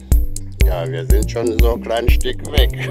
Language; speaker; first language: German; non-native, learner; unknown